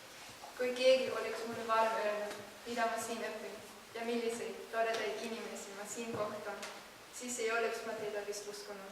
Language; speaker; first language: Estonian; non-native, learner; German